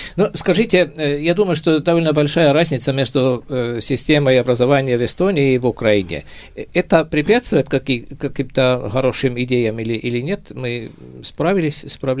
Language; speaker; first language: Russian; non-native, fluent; Estonian